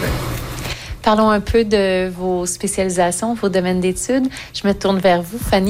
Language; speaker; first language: French; native; French